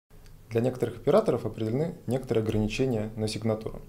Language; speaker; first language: Russian; native; Russian